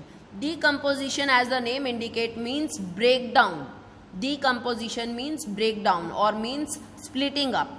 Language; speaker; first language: English; non-native, local second language; Hindi